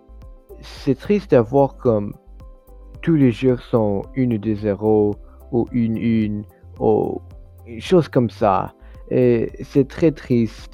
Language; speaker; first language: French; non-native, learner; English